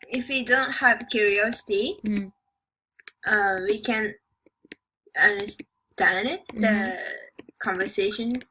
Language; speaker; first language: English; non-native, learner; Japanese